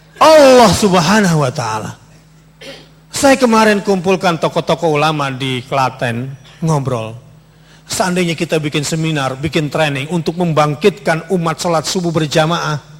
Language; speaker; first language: Indonesian; native; Indonesian